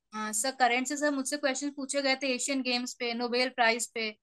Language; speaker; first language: Hindi; native; Hindi